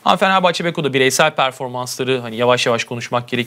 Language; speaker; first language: Turkish; native; Turkish